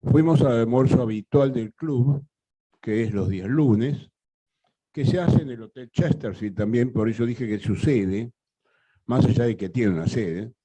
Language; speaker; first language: Spanish; native; Spanish